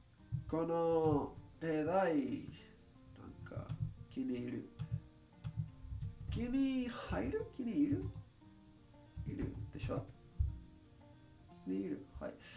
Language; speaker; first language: Japanese; non-native, learner; English